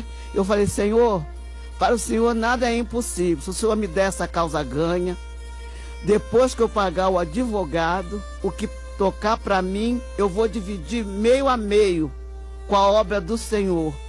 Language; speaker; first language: Portuguese; native; Portuguese